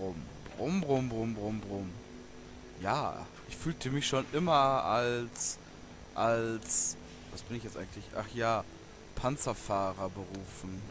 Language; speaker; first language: German; native; German